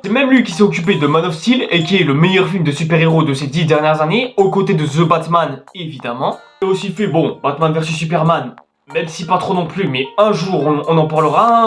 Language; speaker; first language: French; native; French